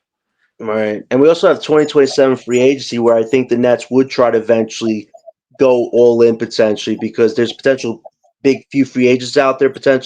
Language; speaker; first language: English; native; English